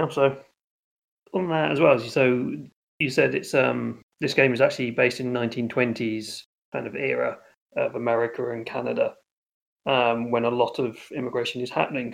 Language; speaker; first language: English; native; English